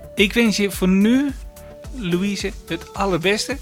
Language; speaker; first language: Dutch; native; Dutch